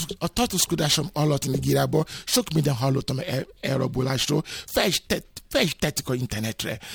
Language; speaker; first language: Hungarian; non-native, fluent; Yoruba